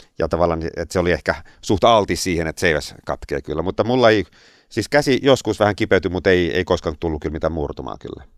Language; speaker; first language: Finnish; non-native, local second language; Swedish